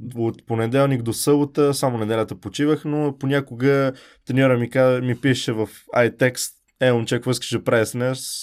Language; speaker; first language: Bulgarian; early bilingual, heritage; Bulgarian